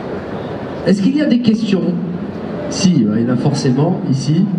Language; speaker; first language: French; native; French